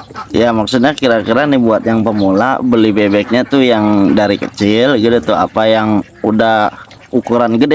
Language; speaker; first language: Indonesian; native; Indonesian